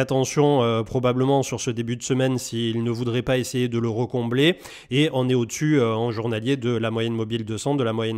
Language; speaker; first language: French; native; French